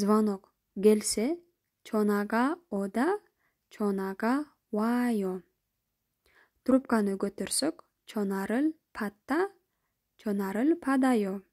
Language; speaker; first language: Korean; non-native, fluent; Kyrgyz